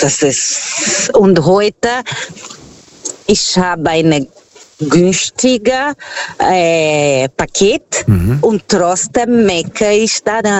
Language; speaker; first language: German; non-native, fluent; Portuguese